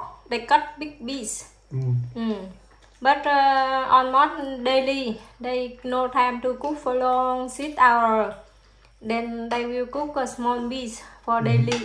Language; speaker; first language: English; non-native, learner; Vietnamese